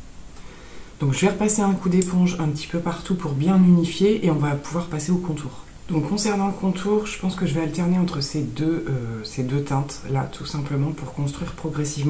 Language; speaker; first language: French; native; French